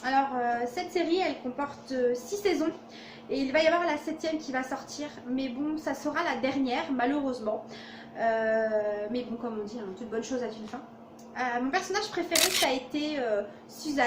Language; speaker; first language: French; native; French